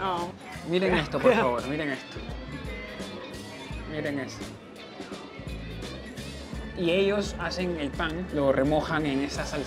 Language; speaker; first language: Spanish; native; Spanish